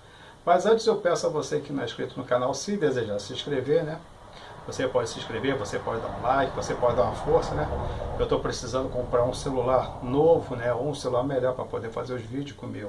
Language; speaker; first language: Portuguese; native; Portuguese